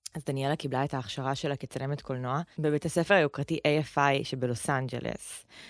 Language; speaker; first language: Hebrew; native; Hebrew